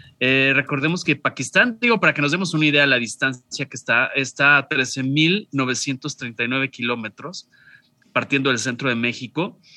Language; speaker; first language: Spanish; native; Spanish